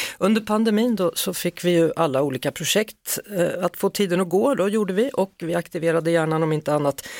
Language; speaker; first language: Swedish; native; Swedish